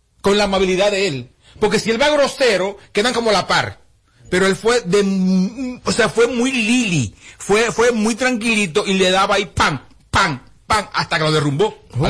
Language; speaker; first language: Spanish; native; Spanish